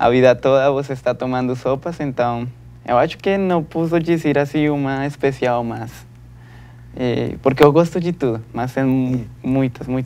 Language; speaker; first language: Portuguese; non-native, learner; Spanish